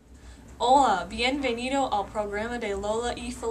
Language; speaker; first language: Spanish; non-native, learner; English